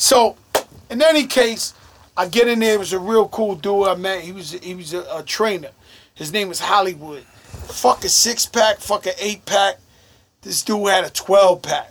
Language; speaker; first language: English; early bilingual, other home language; Spanish